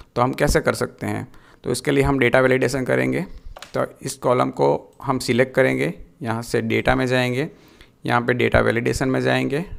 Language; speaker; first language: Hindi; non-native, local second language; Gujarati